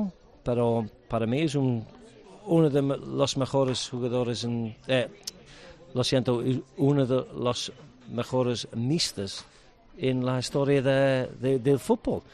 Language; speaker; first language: Spanish; non-native, learner; English